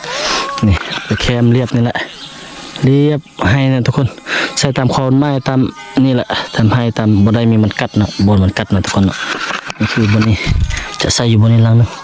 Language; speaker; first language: Thai; non-native, local second language; Lao